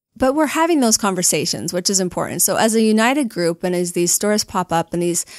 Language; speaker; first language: English; native; English